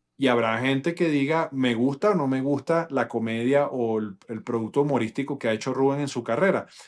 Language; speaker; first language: Spanish; non-native, local second language; English